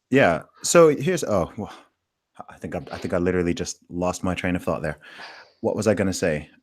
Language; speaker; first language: English; native; English